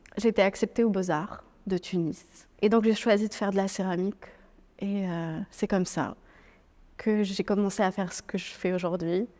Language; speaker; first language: French; non-native, local second language; Arabic